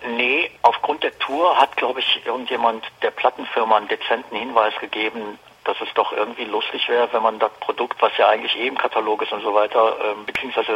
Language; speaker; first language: German; native; German